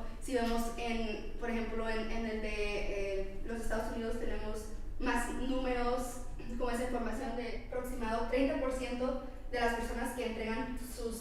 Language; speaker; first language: Spanish; non-native, fluent; English